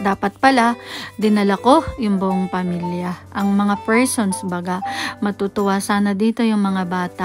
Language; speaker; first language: Filipino; non-native, local second language; Cebuano